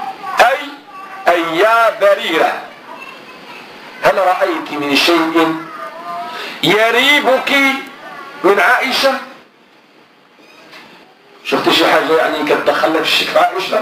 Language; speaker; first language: Arabic; native; Arabic